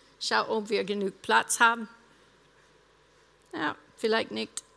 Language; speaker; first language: German; non-native, fluent; English